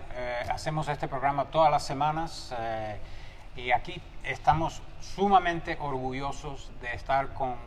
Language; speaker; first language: Spanish; early bilingual, heritage; Spanish